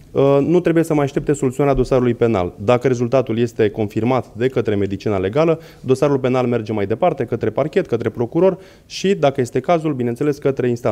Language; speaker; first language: Romanian; native; Romanian